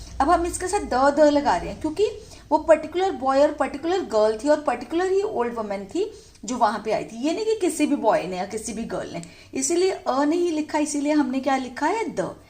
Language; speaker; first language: Hindi; native; Hindi